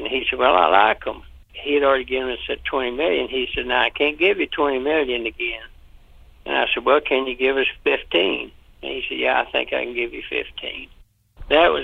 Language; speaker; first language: English; native; English